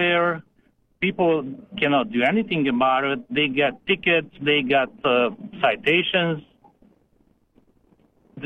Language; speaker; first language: English; non-native, fluent; Romanian